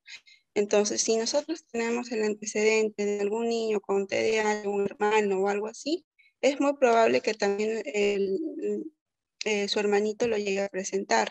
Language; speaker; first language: Spanish; native; Spanish